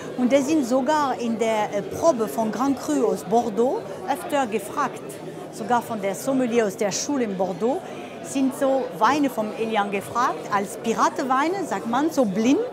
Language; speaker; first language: German; non-native, fluent; French